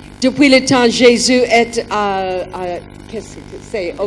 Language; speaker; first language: French; non-native, learner; German